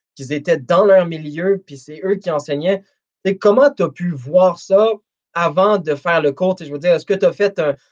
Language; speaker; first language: French; native; French